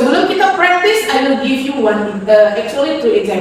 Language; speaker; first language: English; non-native, fluent; Indonesian